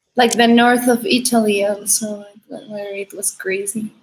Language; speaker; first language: English; non-native, fluent; Spanish